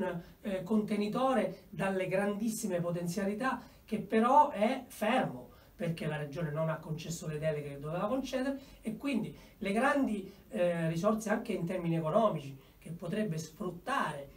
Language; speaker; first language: Italian; native; Italian